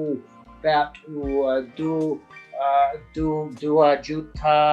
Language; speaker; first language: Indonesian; non-native, learner; English